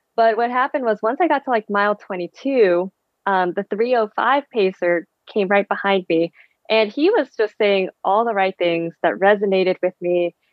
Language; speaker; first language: English; early bilingual, other home language; Vietnamese